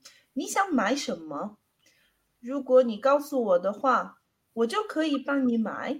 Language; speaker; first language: Chinese; non-native, learner; Spanish